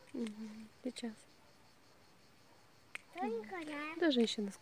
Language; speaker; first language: Russian; native; Russian